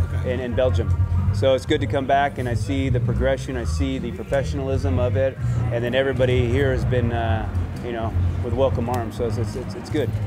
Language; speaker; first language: English; native; English